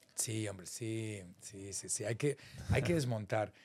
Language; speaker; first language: Spanish; native; Spanish